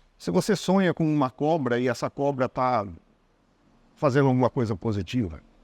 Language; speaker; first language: Portuguese; non-native, fluent; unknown